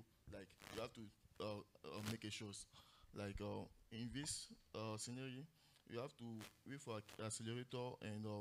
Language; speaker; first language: English; non-native, local second language; French